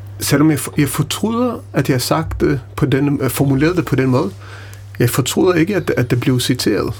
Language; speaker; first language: Danish; non-native, fluent; Hebrew